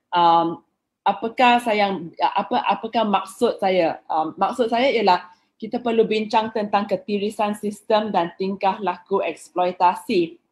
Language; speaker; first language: Malay; non-native, local second language; English